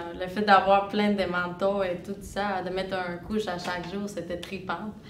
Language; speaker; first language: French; non-native, fluent; Spanish